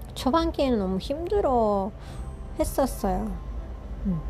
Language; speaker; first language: Korean; non-native, fluent; Japanese